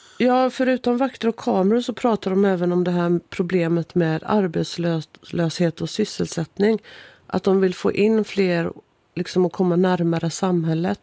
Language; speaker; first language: Swedish; native; Swedish